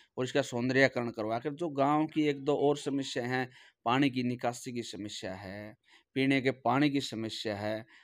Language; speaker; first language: Hindi; native; Hindi